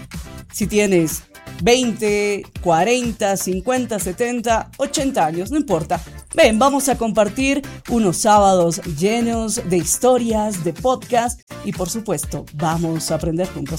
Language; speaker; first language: Spanish; native; Spanish